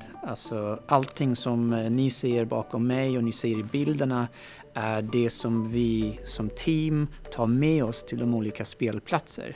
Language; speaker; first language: Swedish; non-native, fluent; English